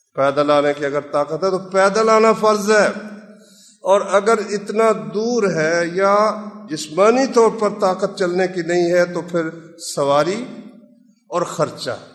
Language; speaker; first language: Urdu; non-native, local second language; Punjabi